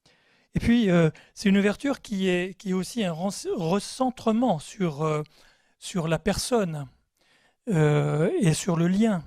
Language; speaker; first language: French; native; French